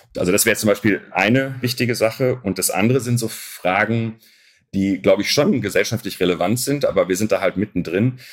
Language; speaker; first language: German; early bilingual, other home language; Arabic